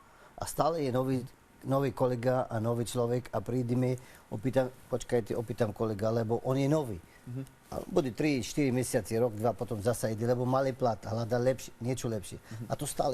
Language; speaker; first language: Slovak; non-native, learner; Arabic